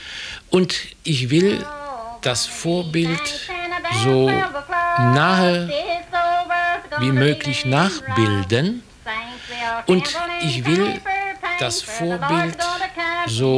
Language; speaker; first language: German; native; German